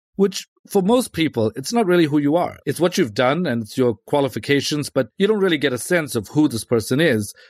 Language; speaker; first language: English; native; English